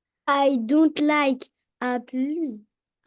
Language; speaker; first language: English; non-native, learner; French